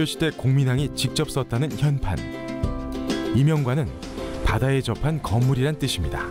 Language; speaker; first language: Korean; native; Korean